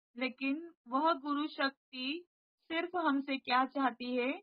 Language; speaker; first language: Hindi; non-native, local second language; Marathi